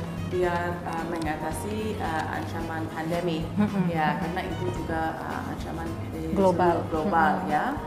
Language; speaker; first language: Indonesian; non-native, fluent; English